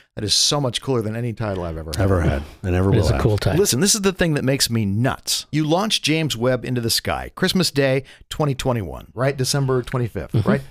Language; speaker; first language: English; native; English